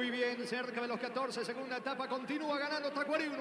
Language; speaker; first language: Spanish; native; Spanish